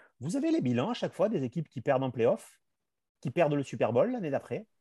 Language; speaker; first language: French; native; French